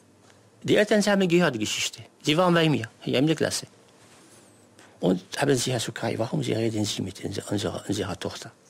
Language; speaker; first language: German; non-native, learner; Arabic